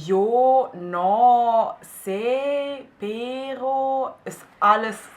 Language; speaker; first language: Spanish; non-native, fluent; German